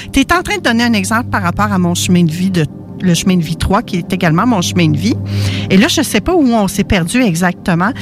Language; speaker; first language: French; native; French